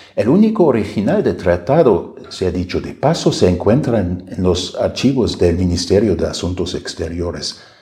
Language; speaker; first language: Spanish; non-native, fluent; German